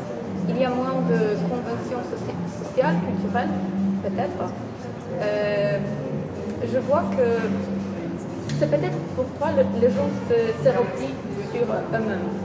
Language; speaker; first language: French; non-native, fluent; Polish